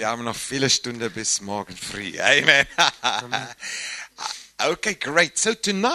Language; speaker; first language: German; non-native, learner; English